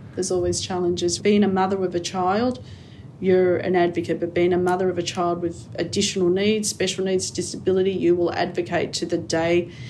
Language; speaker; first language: English; native; English